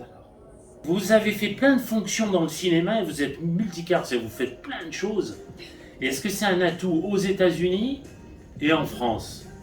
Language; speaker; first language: French; native; French